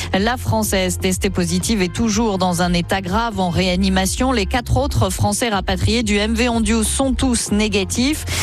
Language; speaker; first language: French; native; French